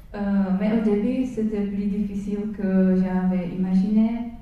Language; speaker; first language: French; non-native, fluent; Czech